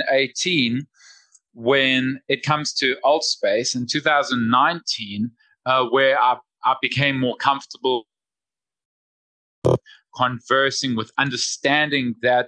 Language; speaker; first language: English; native; English